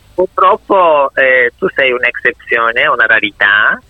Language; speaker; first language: Italian; non-native, fluent; Turkish